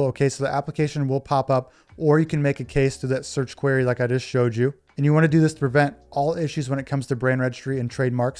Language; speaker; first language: English; native; English